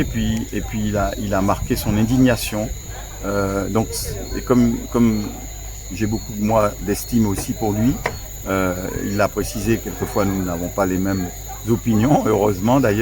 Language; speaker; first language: French; native; French